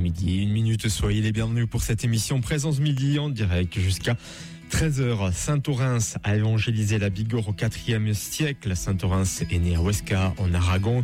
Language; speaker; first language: French; native; French